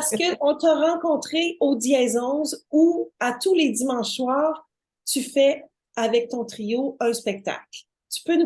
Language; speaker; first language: French; native; French